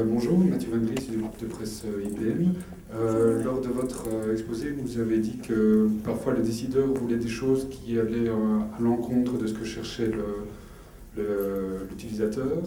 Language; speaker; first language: French; native; French